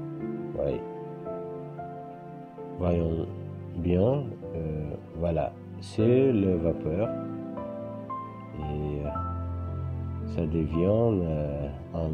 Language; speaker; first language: French; non-native, fluent; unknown